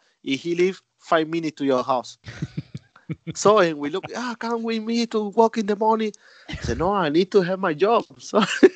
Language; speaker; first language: English; non-native, learner; Spanish